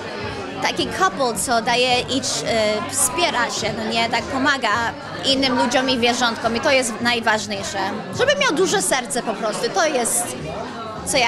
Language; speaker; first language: Polish; early bilingual, heritage; Polish